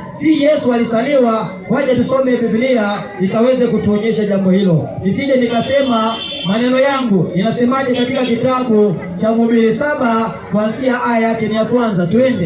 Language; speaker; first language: Swahili; non-native, local second language; Gusii